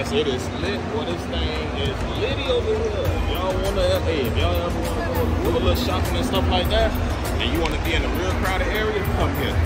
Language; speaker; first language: English; native; English